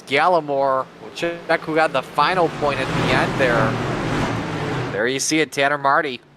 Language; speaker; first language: English; native; English